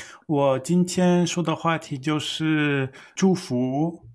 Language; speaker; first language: Chinese; non-native, fluent; English